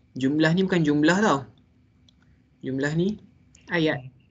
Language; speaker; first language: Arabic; non-native, fluent; Malay